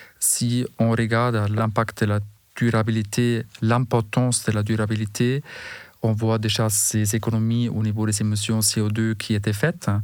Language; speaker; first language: French; non-native, fluent; German